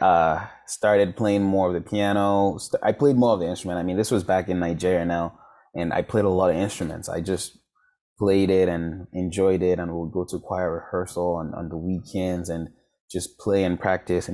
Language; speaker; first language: English; non-native, local second language; Yoruba